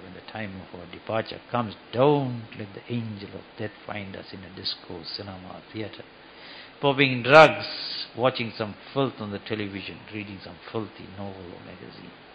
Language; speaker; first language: English; native; English